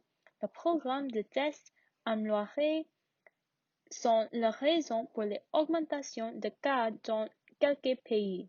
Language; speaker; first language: French; non-native, learner; English